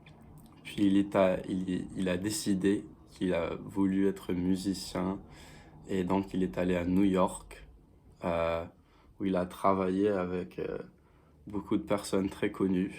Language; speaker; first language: French; non-native, fluent; English